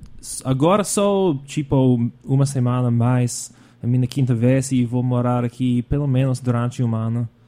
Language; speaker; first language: Portuguese; non-native, fluent; English